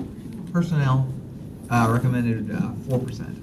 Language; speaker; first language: English; native; English